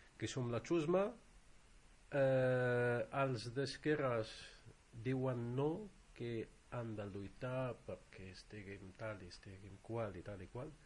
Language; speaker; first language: Catalan; non-native, fluent; Arabic